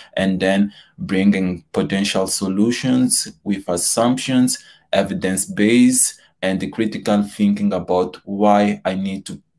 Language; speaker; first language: English; non-native, fluent; Portuguese